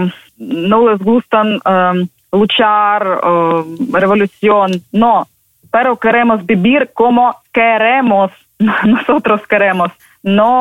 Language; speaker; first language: Spanish; non-native, learner; Ukrainian